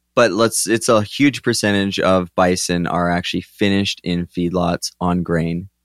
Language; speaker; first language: English; native; English